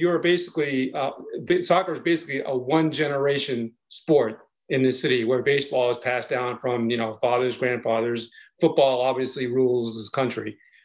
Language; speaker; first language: English; native; English